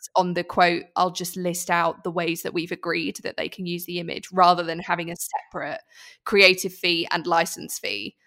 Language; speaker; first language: English; native; English